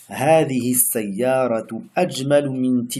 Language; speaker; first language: Arabic; non-native, fluent; French